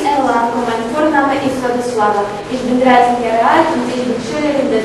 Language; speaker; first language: German; non-native, learner; Ukrainian